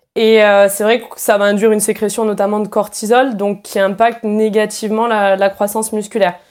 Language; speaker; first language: French; native; French